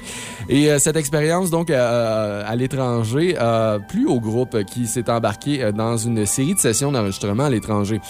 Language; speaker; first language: French; native; French